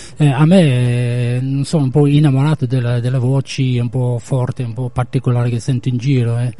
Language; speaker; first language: Italian; non-native, fluent; English